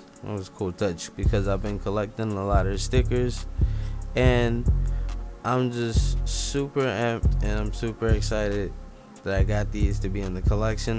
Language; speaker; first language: English; native; English